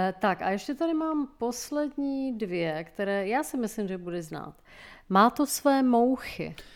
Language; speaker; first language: Czech; native; Czech